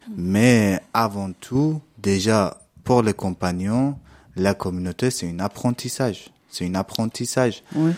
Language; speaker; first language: French; non-native, fluent; Persian